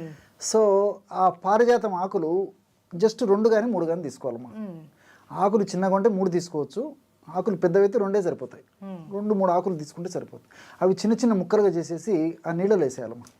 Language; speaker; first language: Telugu; native; Telugu